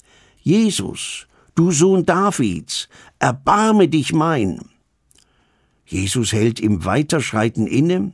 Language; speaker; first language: German; native; German